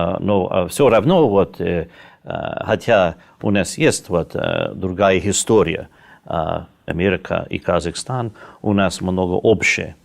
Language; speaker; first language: Russian; non-native, fluent; English